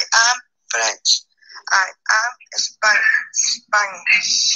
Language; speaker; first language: English; non-native, learner; Spanish